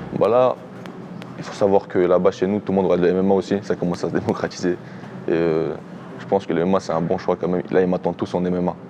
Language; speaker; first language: French; early bilingual, other home language; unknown